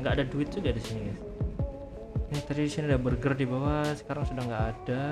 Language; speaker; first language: Indonesian; native; Indonesian